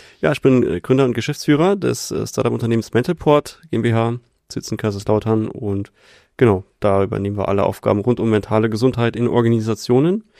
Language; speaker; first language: German; native; German